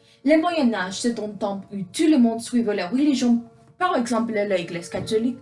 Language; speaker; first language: French; non-native, learner; English